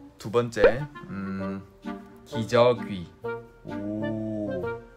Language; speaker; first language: Korean; native; Korean